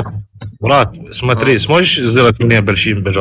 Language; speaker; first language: Russian; non-native, learner; Arabic